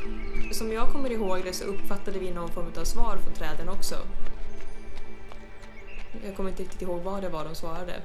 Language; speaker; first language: Swedish; native; Swedish